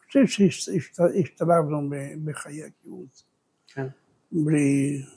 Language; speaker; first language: Hebrew; early bilingual, other home language; Spanish